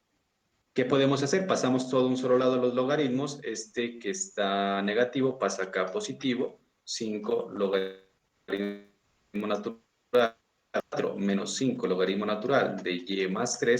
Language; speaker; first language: Spanish; native; Spanish